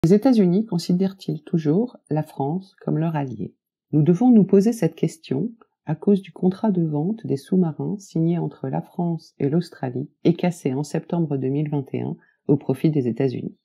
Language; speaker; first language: French; native; French